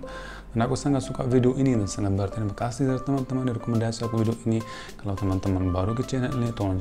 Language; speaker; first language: Indonesian; non-native, fluent; Urdu